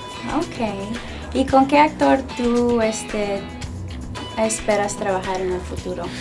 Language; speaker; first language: Spanish; early bilingual, heritage; English